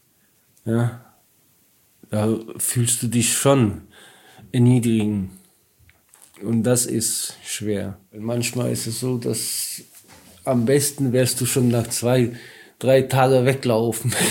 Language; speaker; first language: German; non-native, learner; Polish